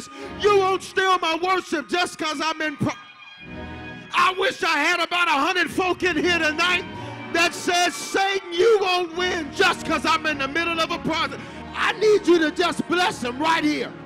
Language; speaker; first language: English; native; English